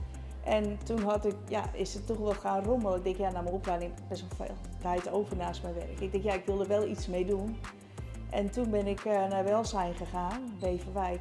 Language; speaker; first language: Dutch; native; Dutch